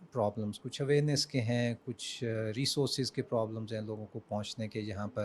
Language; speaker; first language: Urdu; native; Urdu